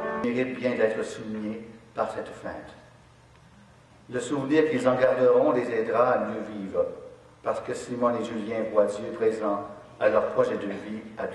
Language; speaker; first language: French; native; French